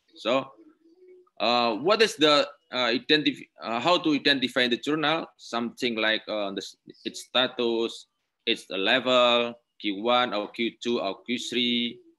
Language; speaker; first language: English; non-native, learner; Indonesian